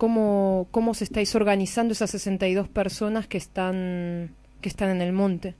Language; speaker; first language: Spanish; native; Spanish